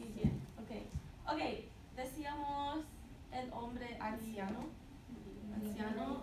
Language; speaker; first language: Spanish; non-native, fluent; English